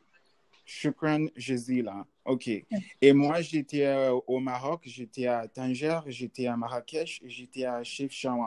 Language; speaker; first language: French; non-native, learner; English